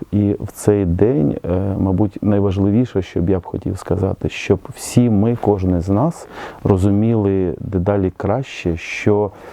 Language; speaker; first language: Ukrainian; native; Ukrainian